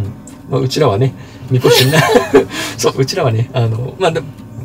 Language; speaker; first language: Japanese; native; Japanese